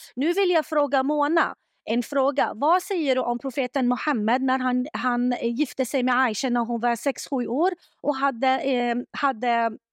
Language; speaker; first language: Swedish; non-native, fluent; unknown